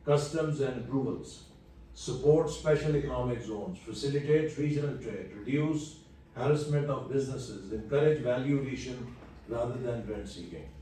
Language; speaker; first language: English; non-native, local second language; Urdu